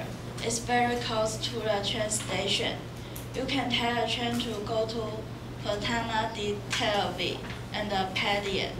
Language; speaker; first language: English; non-native, learner; Chinese